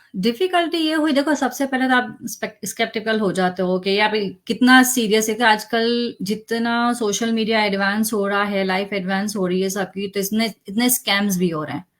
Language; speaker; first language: Urdu; native; Urdu